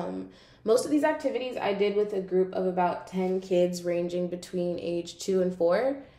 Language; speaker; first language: English; native; English